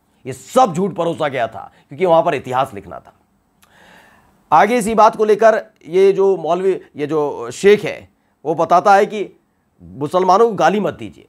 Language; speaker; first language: Hindi; native; Hindi